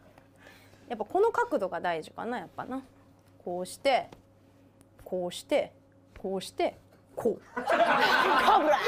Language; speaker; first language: Japanese; native; Japanese